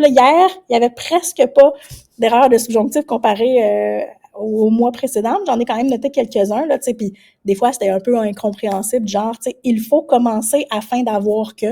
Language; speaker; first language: French; native; French